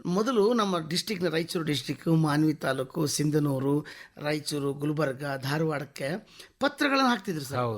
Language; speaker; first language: Kannada; native; Kannada